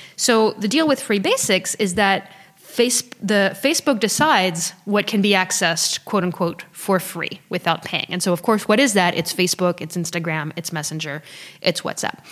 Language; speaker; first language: English; early bilingual, other home language; French